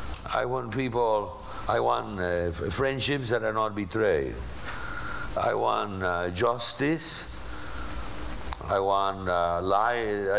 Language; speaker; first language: English; non-native, local second language; Spanish